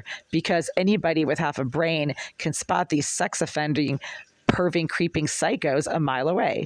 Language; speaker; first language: English; native; English